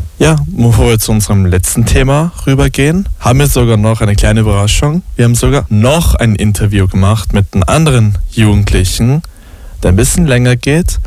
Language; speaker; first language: German; native; German